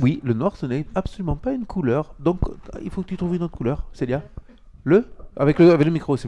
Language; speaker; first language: French; native; French